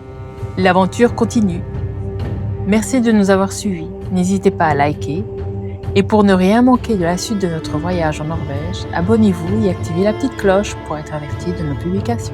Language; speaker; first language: French; native; French